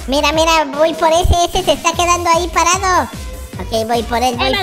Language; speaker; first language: Spanish; native; Spanish